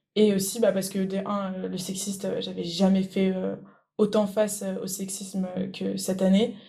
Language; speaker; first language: French; native; French